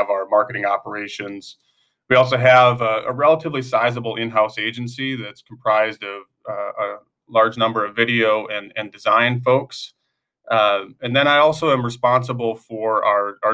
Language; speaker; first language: English; native; English